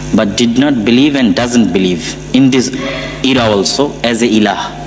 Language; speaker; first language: English; non-native, local second language; Bangla